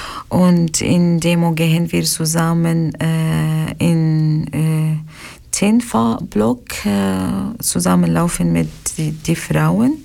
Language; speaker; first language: German; non-native, learner; Arabic